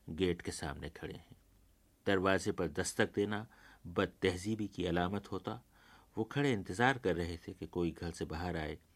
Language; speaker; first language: Urdu; native; Urdu